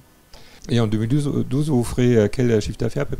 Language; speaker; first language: French; native; French